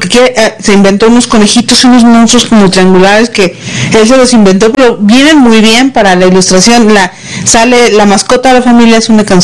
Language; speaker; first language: Spanish; native; Spanish